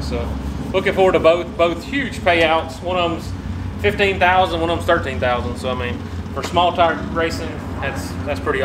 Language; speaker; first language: English; native; English